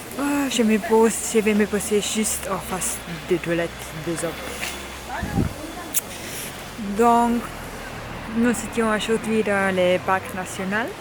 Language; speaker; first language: French; non-native, learner; German